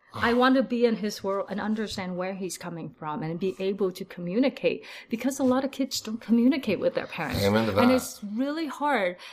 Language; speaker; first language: English; early bilingual, other home language; Vietnamese